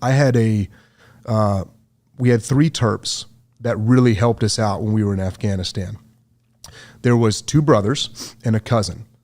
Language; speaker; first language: English; native; English